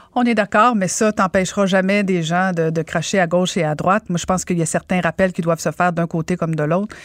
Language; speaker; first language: French; native; French